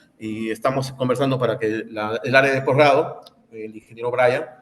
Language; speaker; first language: Spanish; native; Spanish